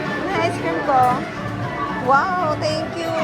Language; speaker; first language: Filipino; native; Filipino